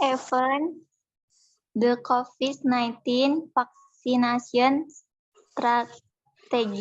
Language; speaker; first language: English; non-native, learner; Indonesian